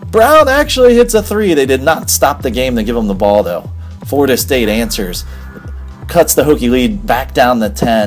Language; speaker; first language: English; native; English